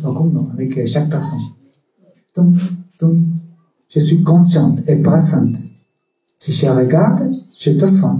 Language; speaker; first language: French; non-native, learner; Spanish